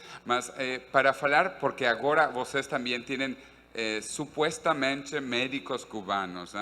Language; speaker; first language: Portuguese; non-native, fluent; Spanish